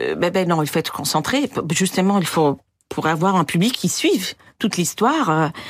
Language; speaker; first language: French; non-native, fluent; Italian